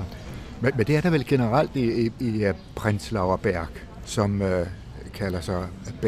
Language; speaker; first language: Danish; native; Danish